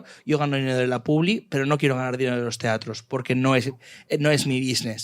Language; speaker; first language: Spanish; native; Spanish